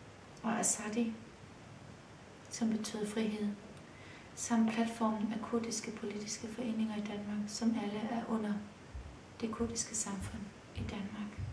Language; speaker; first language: Danish; early bilingual, other home language; Kurdish